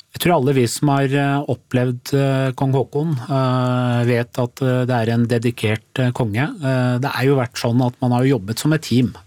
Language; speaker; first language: Norwegian; early bilingual, other home language; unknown